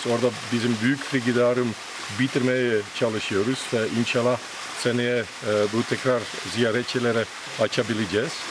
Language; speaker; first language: Turkish; non-native, fluent; Dutch